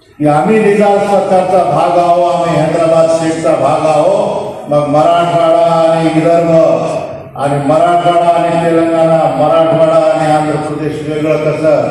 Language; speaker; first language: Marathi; non-native, local second language; Lambadi